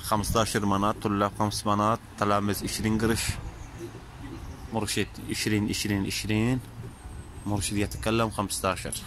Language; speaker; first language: Arabic; non-native, learner; Azerbaijani